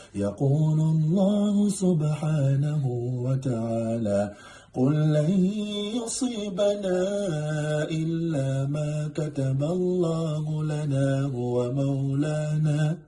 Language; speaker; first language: Arabic; non-native, learner; Kyrgyz